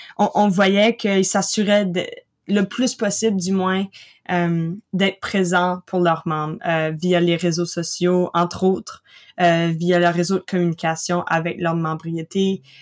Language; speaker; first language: French; native; French